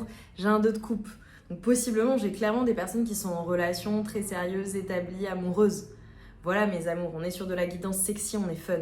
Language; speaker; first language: French; native; French